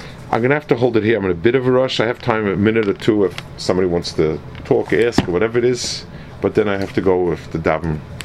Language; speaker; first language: English; native; English